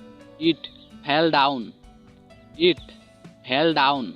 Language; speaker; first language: English; non-native, local second language; Odia